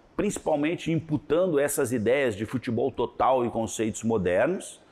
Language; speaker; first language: Portuguese; native; Portuguese